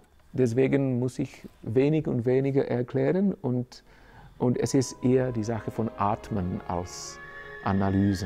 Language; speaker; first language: German; non-native, fluent; Czech